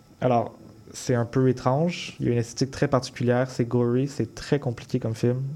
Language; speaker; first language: French; native; French